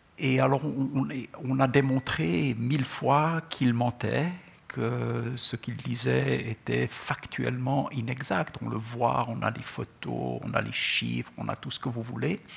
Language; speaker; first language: French; non-native, local second language; Czech